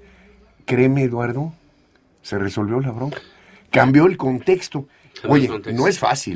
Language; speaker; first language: Spanish; native; Spanish